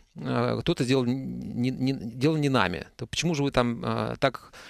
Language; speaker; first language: Russian; native; Russian